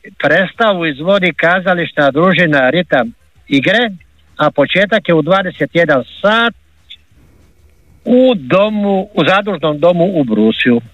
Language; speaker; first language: Serbian; native; Serbian